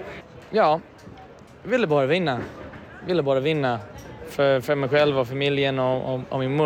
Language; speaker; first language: Swedish; early bilingual, heritage; Swedish